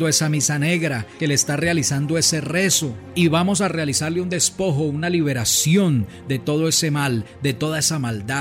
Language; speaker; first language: Spanish; native; Spanish